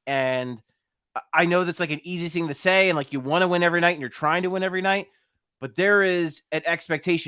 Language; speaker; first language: English; native; English